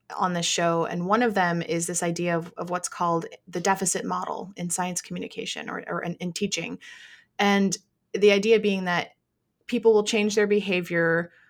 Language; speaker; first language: English; native; English